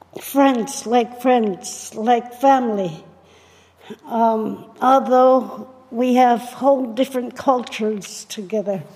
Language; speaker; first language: English; non-native, fluent; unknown